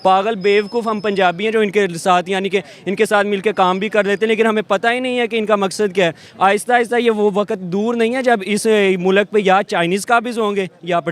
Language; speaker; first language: Hindi; non-native, local second language; Punjabi